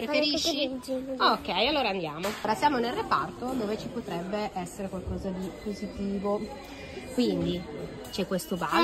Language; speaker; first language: Italian; native; Italian